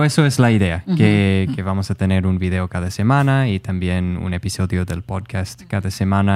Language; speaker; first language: Spanish; non-native, fluent; English